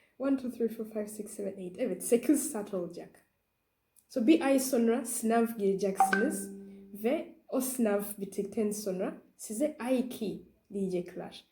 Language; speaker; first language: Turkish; non-native, learner; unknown